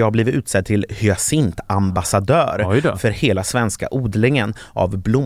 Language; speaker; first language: Swedish; native; Swedish